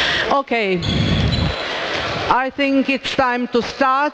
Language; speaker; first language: English; non-native, fluent; Croatian